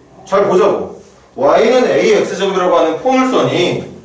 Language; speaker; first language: Korean; native; Korean